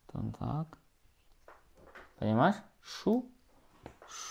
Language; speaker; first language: Russian; non-native, learner; Chinese